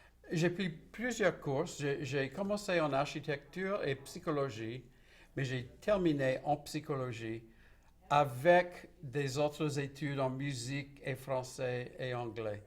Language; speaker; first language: French; non-native, local second language; English